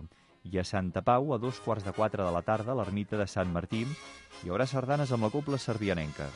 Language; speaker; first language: Catalan; native; Catalan